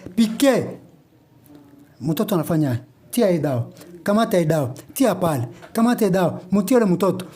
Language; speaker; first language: Swahili; native; Swahili